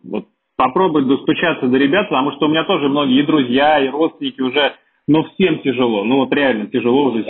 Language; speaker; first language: Russian; native; Russian